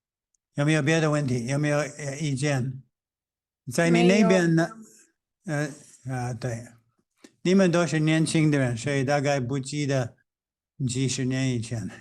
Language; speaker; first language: Chinese; non-native, fluent; English